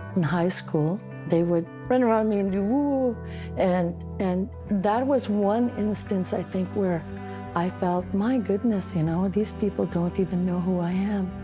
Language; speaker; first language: English; native; English